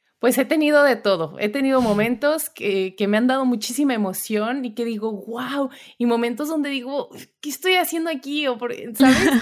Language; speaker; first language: Spanish; native; Spanish